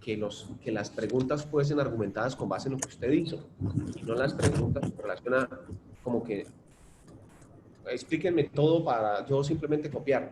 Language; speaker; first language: Spanish; native; Spanish